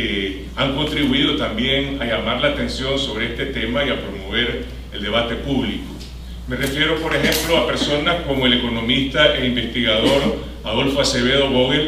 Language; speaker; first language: Spanish; native; Spanish